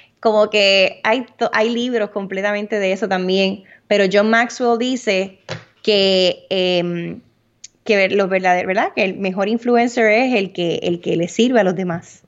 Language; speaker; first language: Spanish; early bilingual, heritage; Spanish